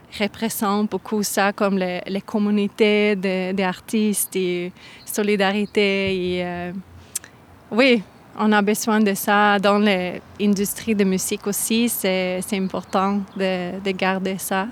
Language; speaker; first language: French; non-native, fluent; Norwegian